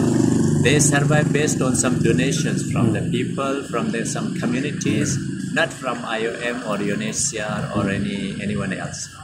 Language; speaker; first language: English; non-native, fluent; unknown